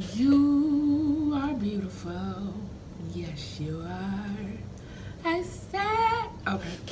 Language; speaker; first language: English; native; English